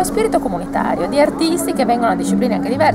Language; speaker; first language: Italian; native; Italian